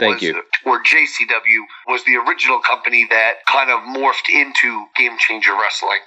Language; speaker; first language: English; native; English